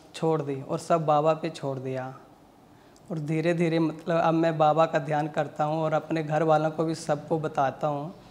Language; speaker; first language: Hindi; native; Hindi